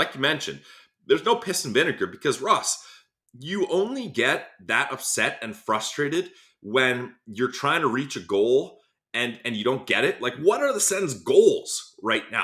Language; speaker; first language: English; native; English